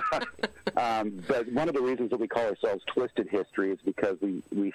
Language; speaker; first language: English; native; English